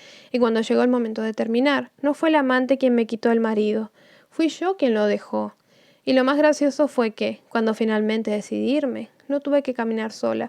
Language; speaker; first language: Spanish; native; Spanish